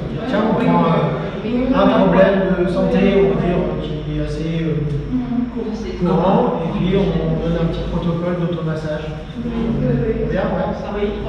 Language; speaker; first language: French; native; French